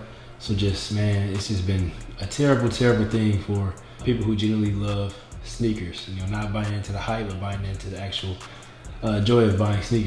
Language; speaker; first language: English; native; English